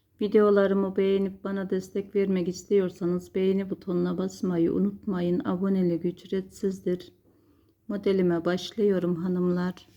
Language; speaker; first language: Turkish; native; Turkish